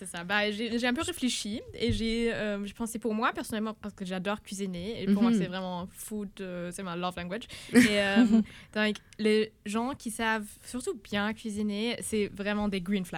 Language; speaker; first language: French; non-native, fluent; German